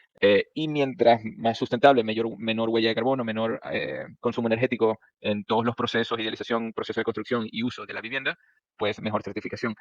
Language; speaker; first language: Spanish; native; Spanish